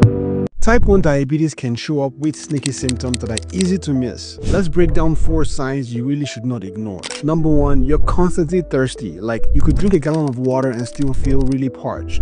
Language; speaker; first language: English; native; English